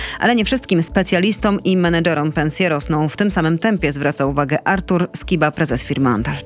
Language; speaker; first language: Polish; native; Polish